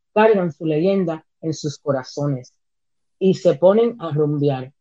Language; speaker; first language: Spanish; early bilingual, heritage; Spanish